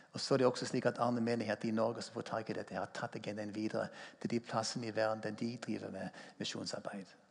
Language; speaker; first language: Norwegian; non-native, fluent; English